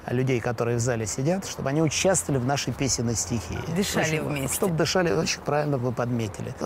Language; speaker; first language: Russian; native; Russian